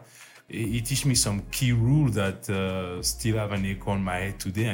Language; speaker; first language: English; non-native, learner; French